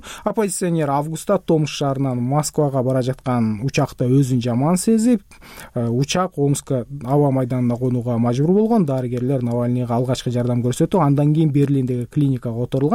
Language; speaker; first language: Kyrgyz; native; Kyrgyz